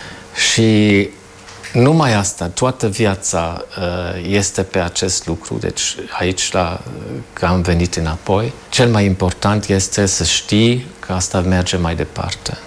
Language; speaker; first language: Romanian; non-native, fluent; German